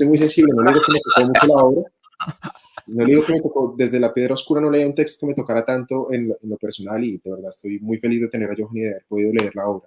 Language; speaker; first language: Spanish; native; Spanish